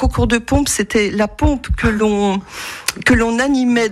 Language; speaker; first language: French; native; French